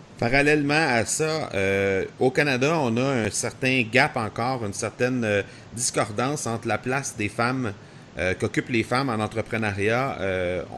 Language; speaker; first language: French; native; French